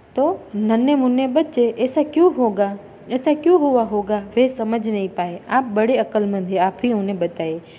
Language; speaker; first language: Hindi; non-native, local second language; Gujarati